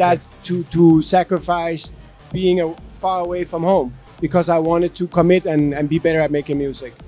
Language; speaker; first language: English; non-native, fluent; Danish